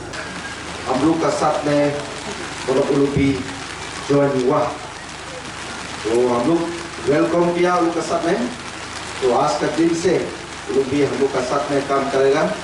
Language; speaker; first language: Hindi; non-native, local second language; Khasi